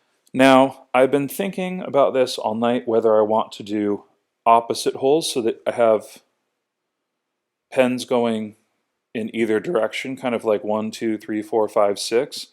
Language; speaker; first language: English; native; English